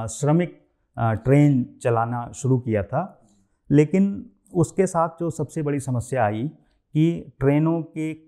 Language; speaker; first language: Hindi; native; Hindi